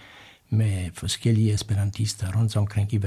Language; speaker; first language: Danish; non-native, fluent; Polish